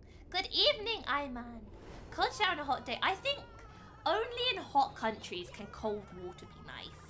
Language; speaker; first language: English; native; English